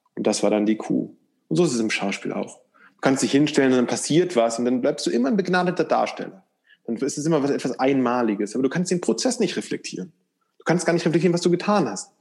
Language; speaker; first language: German; native; German